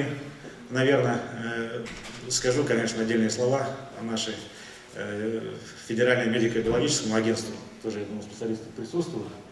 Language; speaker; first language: Russian; native; Russian